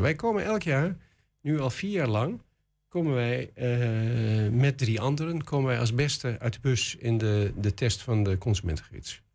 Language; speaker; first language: Dutch; native; Dutch